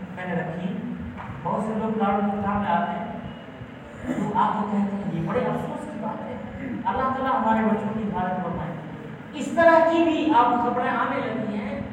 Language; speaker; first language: Urdu; native; Urdu